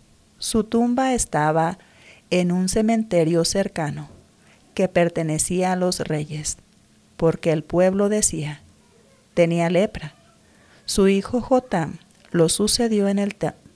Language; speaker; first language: Spanish; native; Spanish